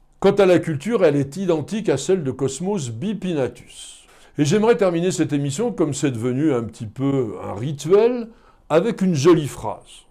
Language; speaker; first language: French; native; French